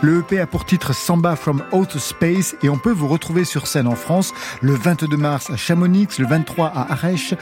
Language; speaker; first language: French; native; French